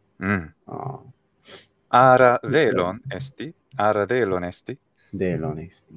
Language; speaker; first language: Greek; non-native, fluent; English